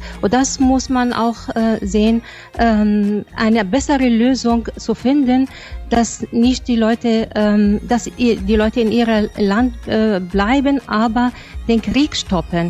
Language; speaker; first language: German; non-native, fluent; Arabic